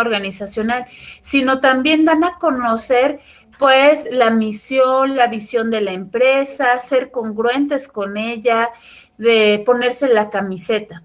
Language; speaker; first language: Spanish; native; Spanish